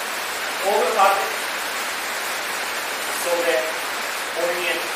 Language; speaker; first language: Spanish; non-native, learner; Japanese